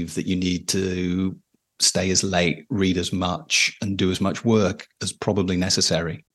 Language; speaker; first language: English; native; English